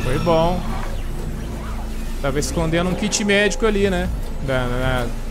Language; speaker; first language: Portuguese; native; Portuguese